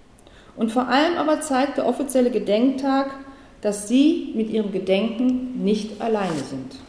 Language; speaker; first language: German; native; German